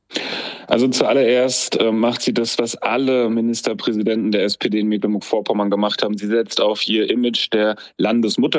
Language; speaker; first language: German; native; German